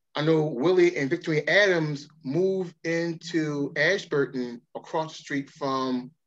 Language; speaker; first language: English; native; English